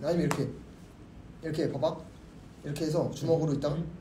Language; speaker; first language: Korean; native; Korean